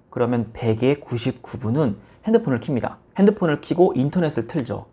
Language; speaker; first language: Korean; native; Korean